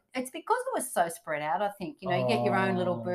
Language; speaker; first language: English; native; English